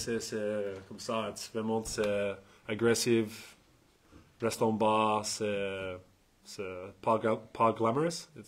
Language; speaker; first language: French; non-native, learner; English